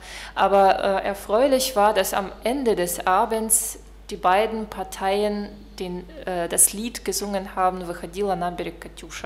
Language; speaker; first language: German; non-native, fluent; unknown